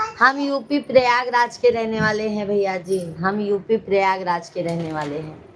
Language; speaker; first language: Hindi; native; Hindi